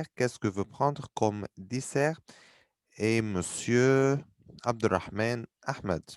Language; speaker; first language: French; non-native, fluent; Arabic